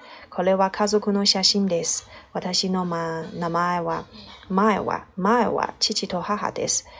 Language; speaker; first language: Japanese; non-native, learner; Chinese